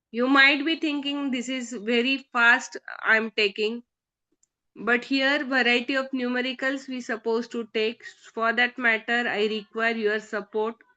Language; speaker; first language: English; non-native, local second language; Hindi